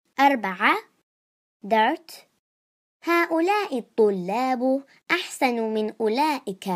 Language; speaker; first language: Arabic; non-native, fluent; Turkish